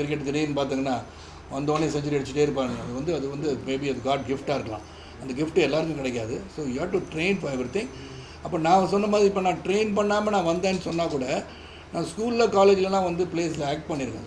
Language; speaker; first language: Tamil; native; Tamil